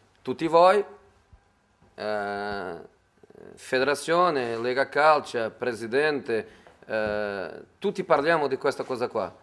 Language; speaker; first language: Italian; non-native, fluent; Portuguese